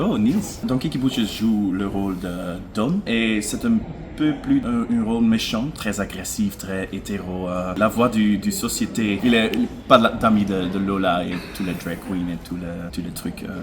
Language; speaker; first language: French; non-native, local second language; Dutch